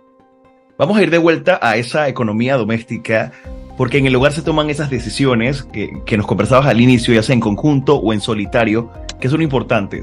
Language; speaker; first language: Spanish; native; Spanish